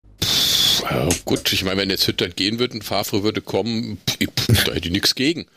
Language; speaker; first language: German; native; German